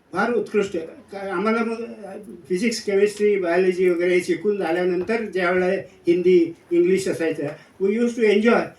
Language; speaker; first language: Marathi; non-native, local second language; Kannada